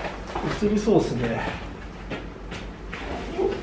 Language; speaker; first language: Japanese; native; Japanese